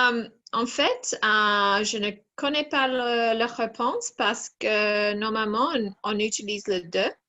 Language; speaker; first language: French; non-native, learner; English